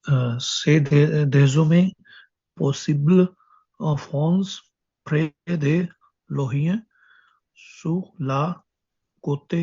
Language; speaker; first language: French; non-native, learner; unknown